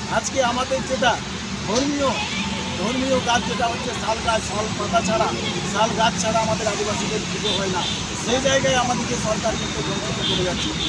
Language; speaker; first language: Bangla; non-native, local second language; Santali